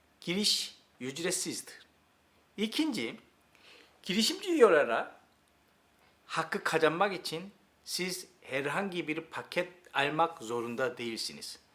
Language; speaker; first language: Turkish; non-native, learner; Korean